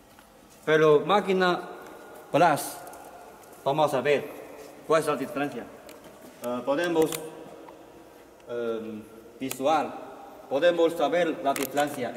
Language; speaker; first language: Spanish; non-native, learner; Chinese